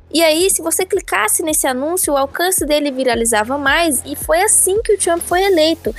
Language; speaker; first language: Portuguese; native; Portuguese